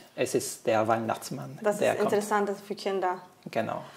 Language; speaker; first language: German; non-native, fluent; French